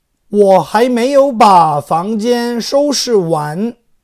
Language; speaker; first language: Chinese; non-native, fluent; Korean